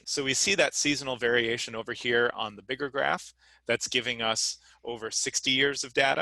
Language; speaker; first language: English; native; English